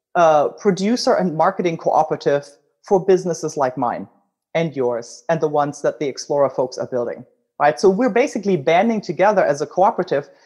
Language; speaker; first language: English; non-native, fluent; German